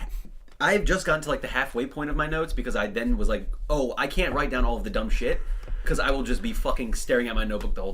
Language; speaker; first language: English; native; English